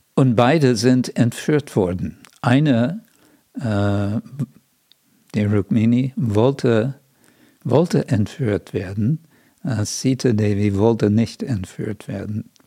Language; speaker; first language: German; non-native, fluent; English